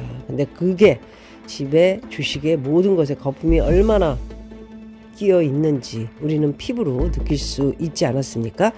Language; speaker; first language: Korean; native; Korean